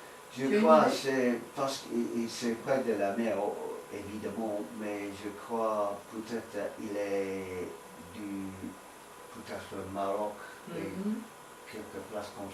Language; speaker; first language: French; non-native, learner; English